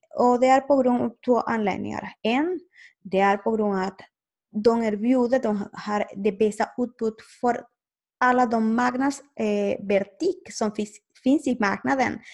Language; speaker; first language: Swedish; non-native, fluent; Spanish